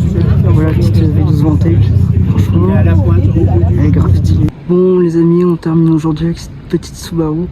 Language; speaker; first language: French; native; French